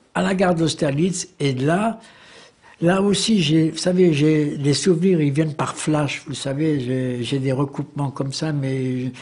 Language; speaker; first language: French; native; French